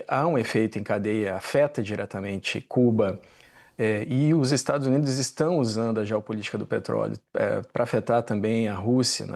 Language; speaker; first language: Portuguese; native; Portuguese